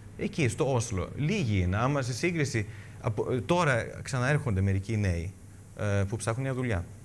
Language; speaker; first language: Greek; early bilingual, heritage; Greek